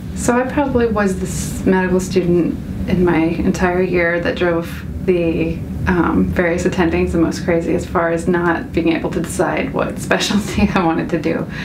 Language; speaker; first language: English; native; English